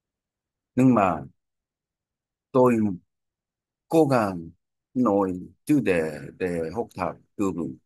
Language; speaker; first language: Vietnamese; non-native, learner; Korean